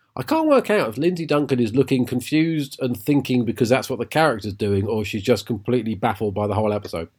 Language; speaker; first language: English; native; English